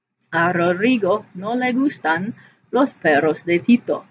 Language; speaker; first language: Spanish; non-native, fluent; English